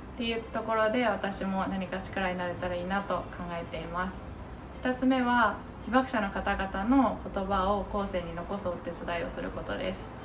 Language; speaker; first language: Japanese; native; Japanese